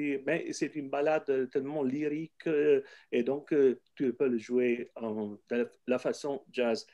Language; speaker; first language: French; non-native, fluent; Italian